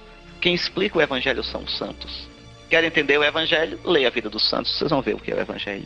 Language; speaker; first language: Portuguese; native; Portuguese